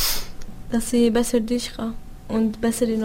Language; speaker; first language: German; non-native, learner; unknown